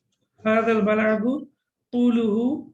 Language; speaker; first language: Arabic; non-native, fluent; English